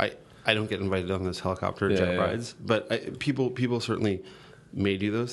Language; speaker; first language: English; native; English